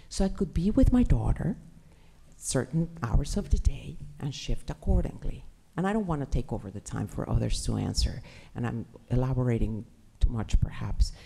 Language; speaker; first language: English; non-native, fluent; Spanish